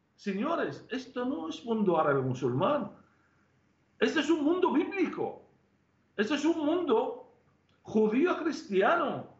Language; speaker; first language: Spanish; non-native, fluent; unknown